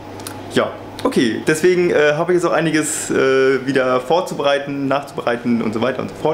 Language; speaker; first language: German; native; German